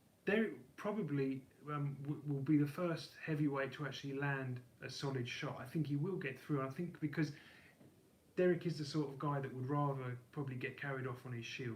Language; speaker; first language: English; native; English